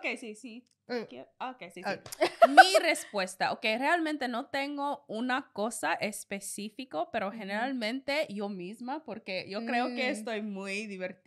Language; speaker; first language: Spanish; non-native, learner; English